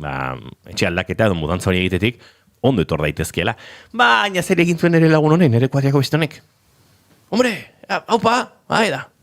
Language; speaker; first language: Basque; native; Basque